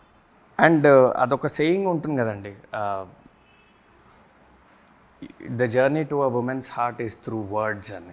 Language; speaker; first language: Telugu; native; Telugu